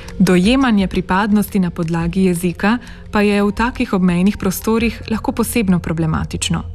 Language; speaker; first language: Slovenian; native; Slovenian